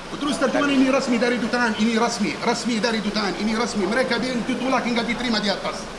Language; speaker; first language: Indonesian; non-native, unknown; Arabic